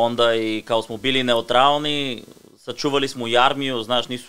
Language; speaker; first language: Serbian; non-native, learner; Bulgarian